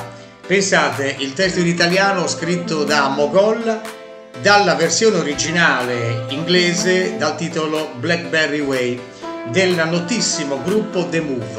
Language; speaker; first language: Italian; native; Italian